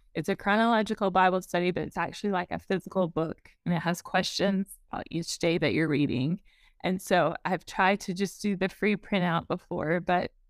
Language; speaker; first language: English; native; English